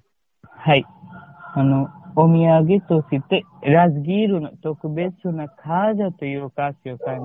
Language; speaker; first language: Japanese; non-native, learner; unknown